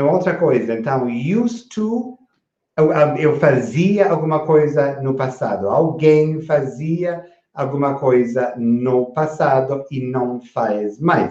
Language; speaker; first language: Portuguese; non-native, fluent; English